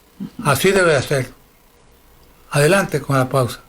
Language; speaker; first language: Spanish; native; Spanish